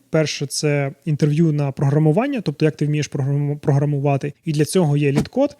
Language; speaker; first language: Ukrainian; non-native, local second language; Russian